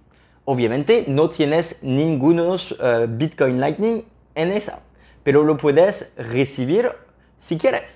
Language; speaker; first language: Spanish; non-native, fluent; French